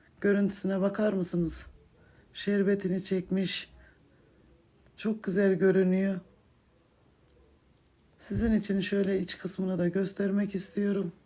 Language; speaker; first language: Turkish; native; Turkish